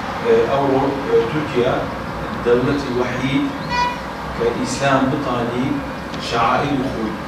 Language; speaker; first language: Arabic; non-native, learner; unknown